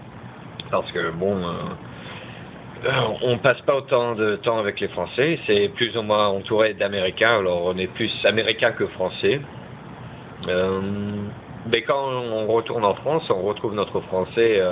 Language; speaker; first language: French; early bilingual, heritage; French